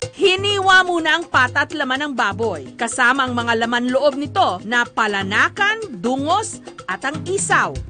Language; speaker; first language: Filipino; native; Filipino